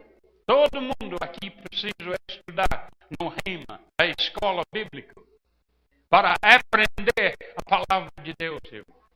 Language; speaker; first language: Portuguese; non-native, fluent; English